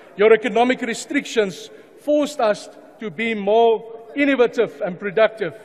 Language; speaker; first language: English; non-native, local second language; Afrikaans